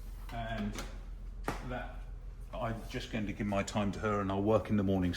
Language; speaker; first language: English; native; English